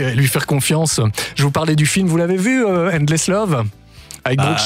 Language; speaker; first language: French; native; French